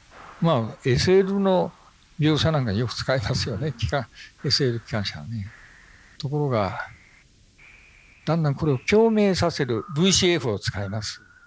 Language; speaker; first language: Japanese; native; Japanese